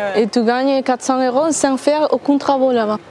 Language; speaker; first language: French; non-native, fluent; Spanish